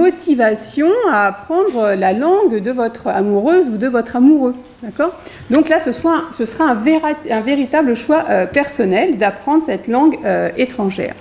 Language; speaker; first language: French; native; French